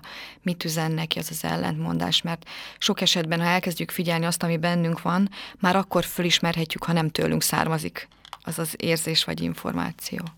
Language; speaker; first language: Hungarian; native; Hungarian